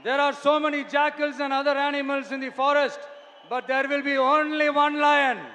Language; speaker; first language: English; non-native, local second language; Tamil